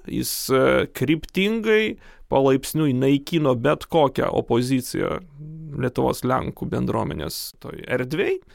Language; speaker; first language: Lithuanian; non-native, local second language; Polish